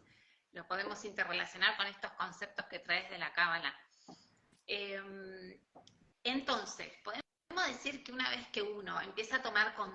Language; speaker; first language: Spanish; native; Spanish